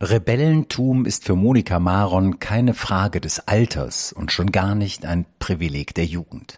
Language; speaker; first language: German; native; German